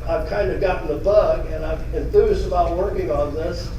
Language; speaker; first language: English; native; English